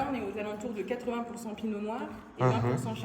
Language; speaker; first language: French; native; French